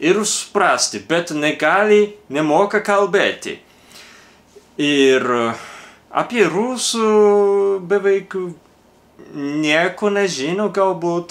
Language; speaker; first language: Lithuanian; non-native, fluent; Japanese